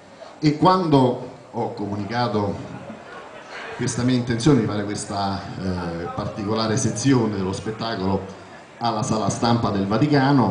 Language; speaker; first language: Italian; native; Italian